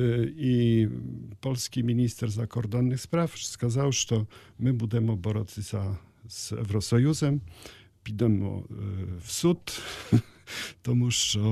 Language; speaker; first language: Ukrainian; non-native, learner; Polish